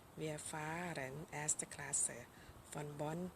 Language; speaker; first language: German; non-native, fluent; Thai